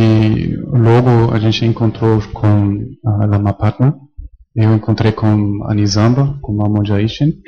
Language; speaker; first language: Portuguese; non-native, fluent; German